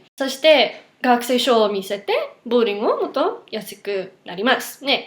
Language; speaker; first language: Japanese; non-native, fluent; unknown